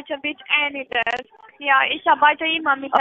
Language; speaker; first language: German; non-native, learner; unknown